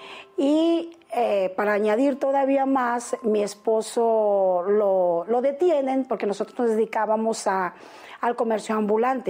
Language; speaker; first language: Spanish; native; Spanish